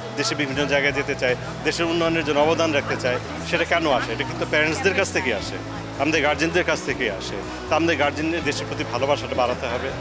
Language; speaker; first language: Bangla; native; Bangla